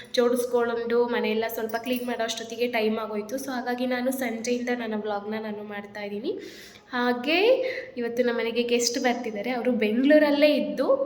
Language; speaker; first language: Kannada; non-native, local second language; Marathi